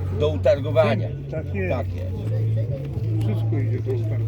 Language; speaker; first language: Polish; native; Polish